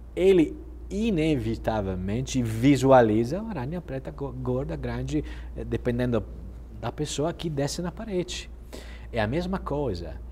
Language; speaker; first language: Portuguese; non-native, fluent; Italian